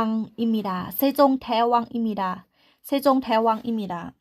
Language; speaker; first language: Korean; non-native, learner; Thai